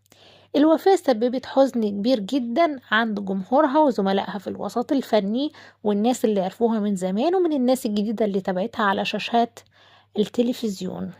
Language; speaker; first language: Arabic; native; Arabic